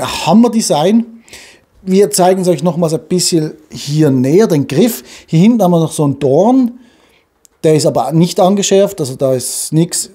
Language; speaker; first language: German; native; German